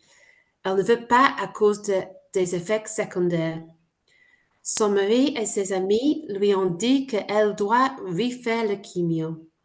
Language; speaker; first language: French; non-native, fluent; English